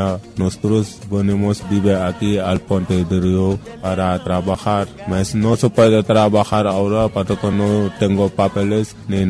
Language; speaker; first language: Spanish; non-native, learner; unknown